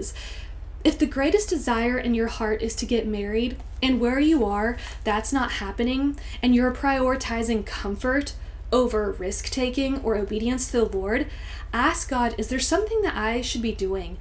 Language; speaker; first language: English; native; English